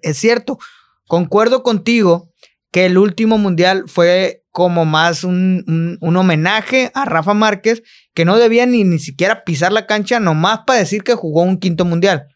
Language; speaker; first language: Spanish; native; Spanish